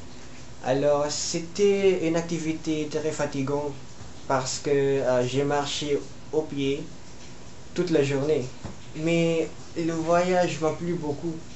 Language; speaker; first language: French; non-native, learner; Filipino